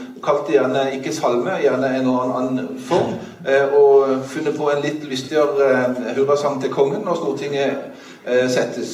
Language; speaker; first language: Norwegian; native; Norwegian